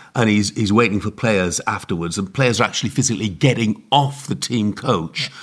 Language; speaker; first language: English; native; English